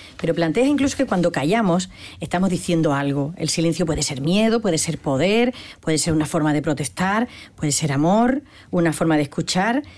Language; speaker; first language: Spanish; native; Spanish